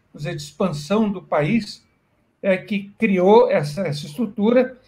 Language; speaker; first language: Portuguese; native; Portuguese